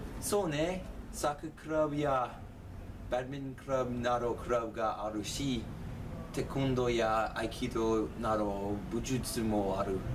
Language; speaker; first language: Japanese; non-native, learner; English